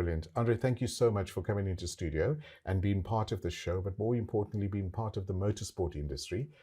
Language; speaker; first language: English; native; English